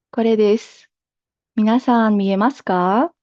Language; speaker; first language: Japanese; non-native, fluent; Filipino